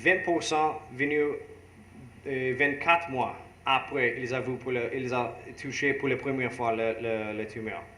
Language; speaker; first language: French; non-native, learner; English